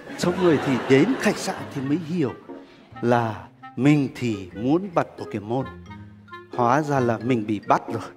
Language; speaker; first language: Vietnamese; non-native, fluent; Turkish